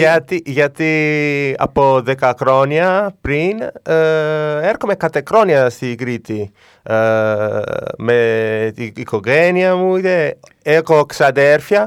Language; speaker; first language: Greek; non-native, learner; Italian